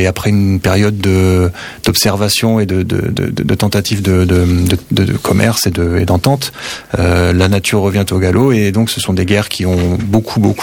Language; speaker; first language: French; native; French